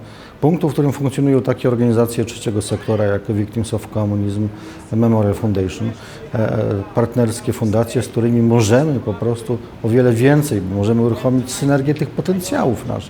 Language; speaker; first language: Polish; native; Polish